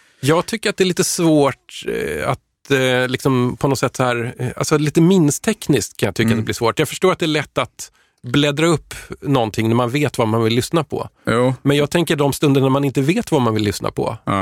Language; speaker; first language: Swedish; native; Swedish